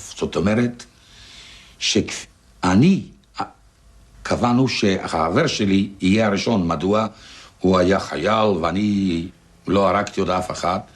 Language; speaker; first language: Hebrew; non-native, fluent; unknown